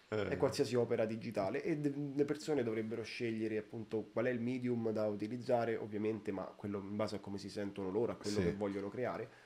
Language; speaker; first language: Italian; native; Italian